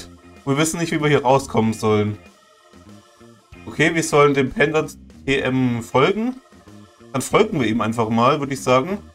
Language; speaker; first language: German; native; German